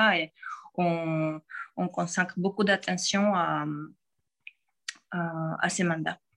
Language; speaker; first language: French; non-native, fluent; Georgian